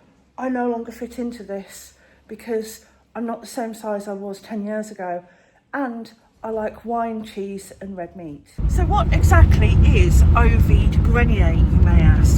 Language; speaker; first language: English; native; English